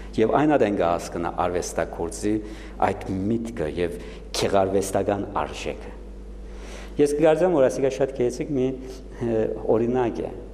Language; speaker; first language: Armenian; native; Armenian